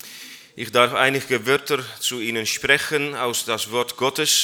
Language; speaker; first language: German; non-native, learner; Dutch